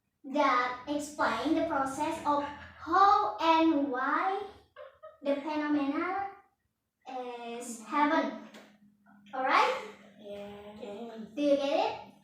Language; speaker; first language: English; non-native, learner; Indonesian